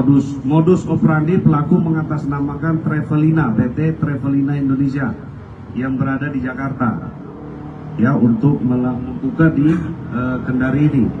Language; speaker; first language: Indonesian; native; Indonesian